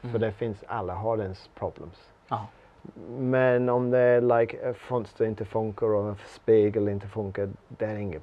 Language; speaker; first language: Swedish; non-native, learner; English